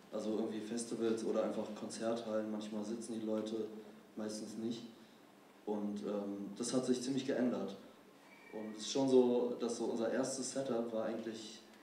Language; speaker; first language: German; native; German